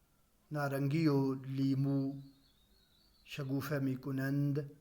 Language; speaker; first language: Persian; non-native, fluent; Urdu